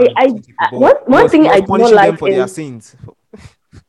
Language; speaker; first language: English; non-native, local second language; Akan